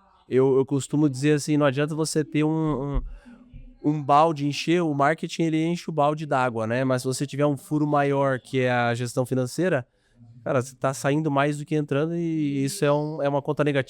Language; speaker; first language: Portuguese; native; Portuguese